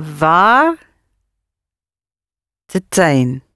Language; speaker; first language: Dutch; non-native, learner; English